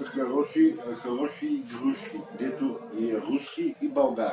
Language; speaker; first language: Russian; non-native, learner; Bulgarian